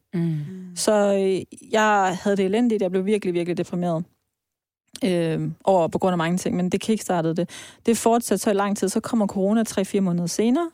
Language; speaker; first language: Danish; early bilingual, other home language; Persian